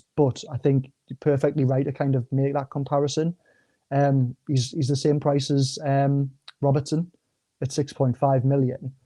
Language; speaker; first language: English; native; English